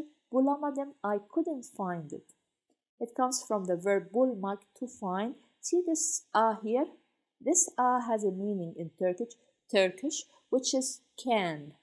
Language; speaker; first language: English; non-native, fluent; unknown